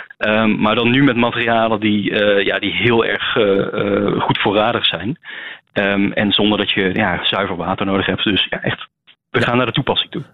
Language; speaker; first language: Dutch; native; Dutch